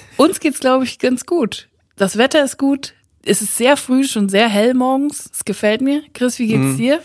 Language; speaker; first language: German; native; German